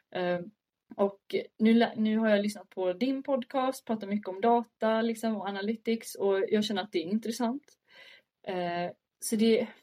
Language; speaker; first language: Swedish; early bilingual, other home language; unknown